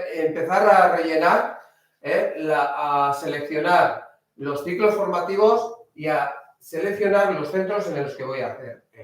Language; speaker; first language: Spanish; native; Spanish